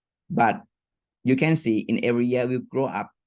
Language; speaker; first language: English; non-native, fluent; Thai